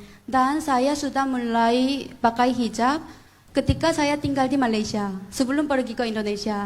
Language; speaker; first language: Indonesian; non-native, fluent; Korean